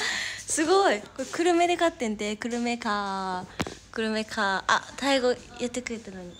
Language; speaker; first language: Japanese; native; Japanese